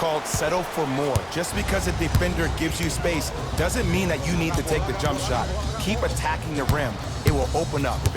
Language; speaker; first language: English; native; English